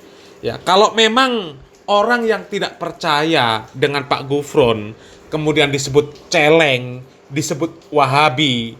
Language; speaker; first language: Indonesian; native; Indonesian